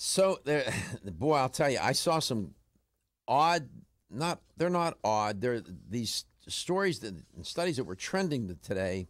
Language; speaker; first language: English; native; English